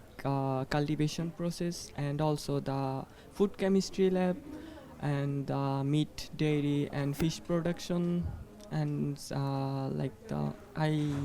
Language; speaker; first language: English; non-native, fluent; Bangla